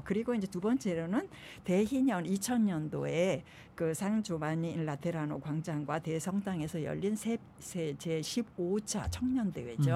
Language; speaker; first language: Korean; native; Korean